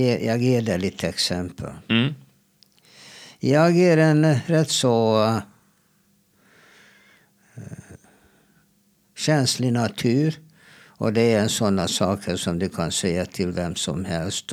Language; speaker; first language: Swedish; non-native, fluent; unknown